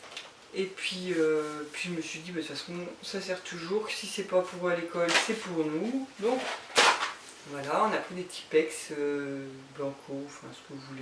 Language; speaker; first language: French; native; French